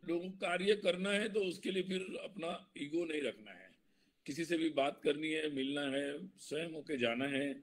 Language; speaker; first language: Hindi; non-native, local second language; Marathi